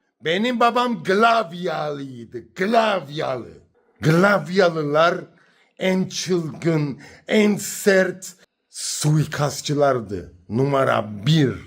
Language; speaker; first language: Turkish; early bilingual, heritage; Turkish